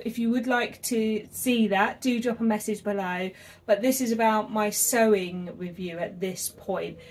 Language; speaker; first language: English; native; English